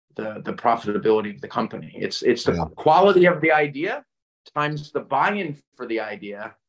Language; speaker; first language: English; native; English